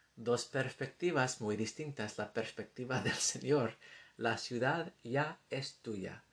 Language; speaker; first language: Spanish; non-native, fluent; English